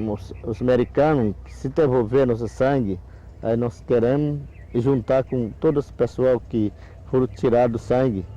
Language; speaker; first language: Portuguese; non-native, local second language; Yanomámi